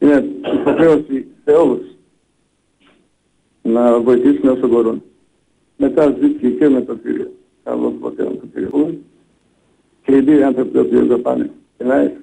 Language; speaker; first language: Greek; non-native, fluent; Bosnian